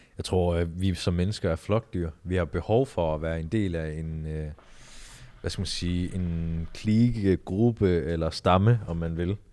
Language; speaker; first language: Danish; early bilingual, other home language; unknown